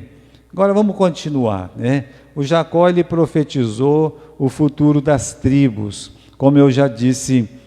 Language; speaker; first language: Portuguese; native; Portuguese